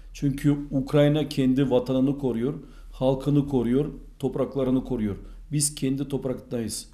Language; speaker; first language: Turkish; non-native, fluent; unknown